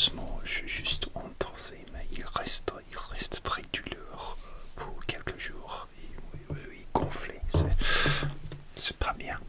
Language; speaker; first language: French; non-native, learner; English